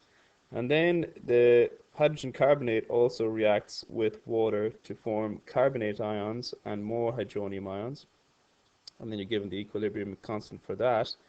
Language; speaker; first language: English; native; English